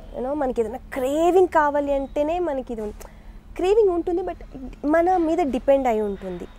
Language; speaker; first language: Telugu; early bilingual, other home language; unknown